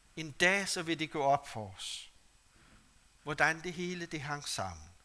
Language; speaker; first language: Danish; native; Danish